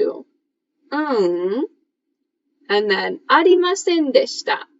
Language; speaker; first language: Japanese; non-native, fluent; English